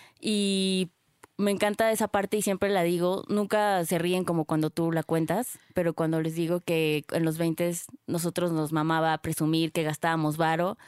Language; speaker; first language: Spanish; native; Spanish